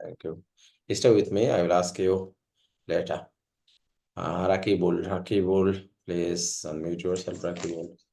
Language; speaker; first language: English; non-native, fluent; Bangla